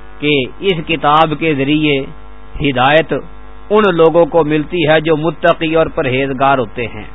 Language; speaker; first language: Urdu; non-native, local second language; Punjabi